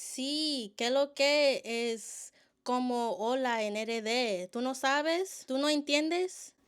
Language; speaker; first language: Spanish; non-native, learner; English